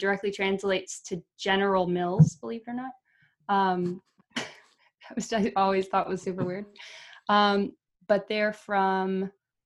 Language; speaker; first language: English; early bilingual, other home language; Portuguese